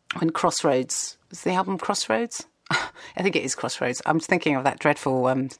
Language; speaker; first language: English; native; English